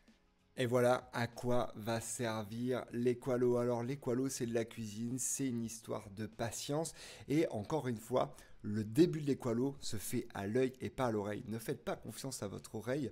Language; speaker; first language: French; native; French